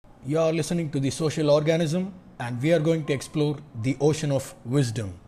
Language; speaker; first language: English; non-native, local second language; Tamil